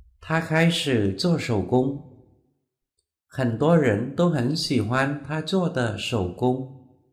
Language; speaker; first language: Chinese; non-native, fluent; Vietnamese